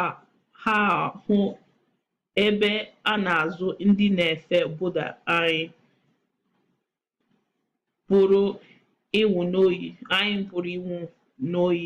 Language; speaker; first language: Igbo; non-native, learner; English